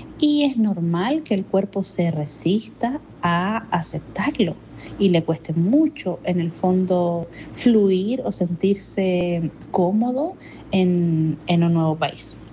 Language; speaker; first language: Spanish; native; Spanish